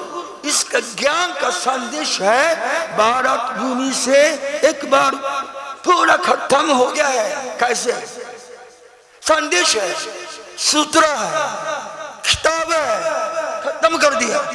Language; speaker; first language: Hindi; non-native, learner; Japanese